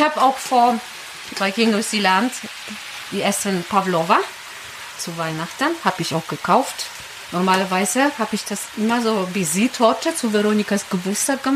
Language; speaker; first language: German; non-native, learner; Polish